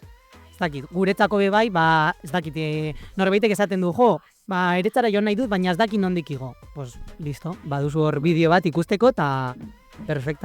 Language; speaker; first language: Basque; non-native, local second language; Spanish